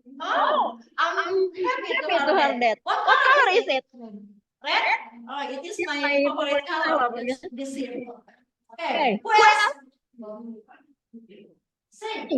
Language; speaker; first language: English; non-native, learner; Indonesian